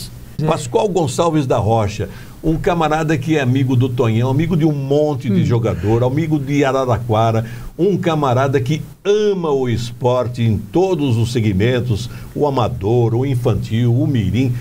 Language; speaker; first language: Portuguese; native; Portuguese